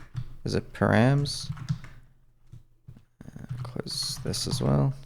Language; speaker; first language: English; native; English